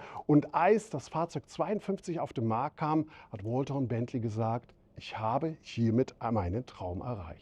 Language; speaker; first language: German; native; German